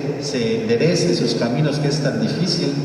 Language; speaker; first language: Spanish; native; Spanish